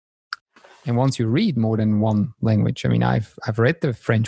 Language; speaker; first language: English; non-native, fluent; German